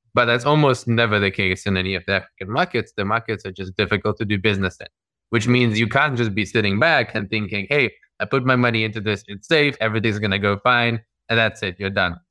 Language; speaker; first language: English; early bilingual, other home language; Russian